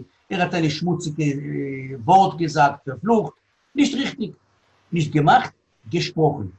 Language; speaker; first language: German; non-native, learner; Hebrew